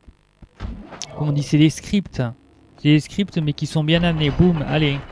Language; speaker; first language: French; native; French